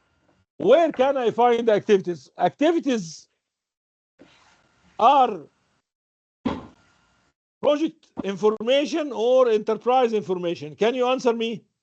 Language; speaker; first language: English; non-native, fluent; Arabic